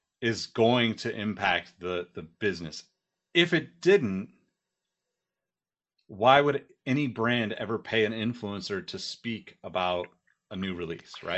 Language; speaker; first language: English; native; English